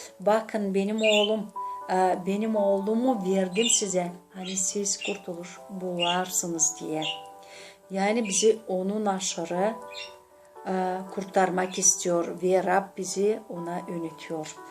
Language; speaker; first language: Turkish; non-native, learner; Gagauz